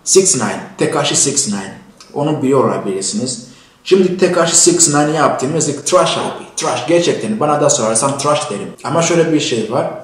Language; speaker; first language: Turkish; non-native, fluent; Kinyarwanda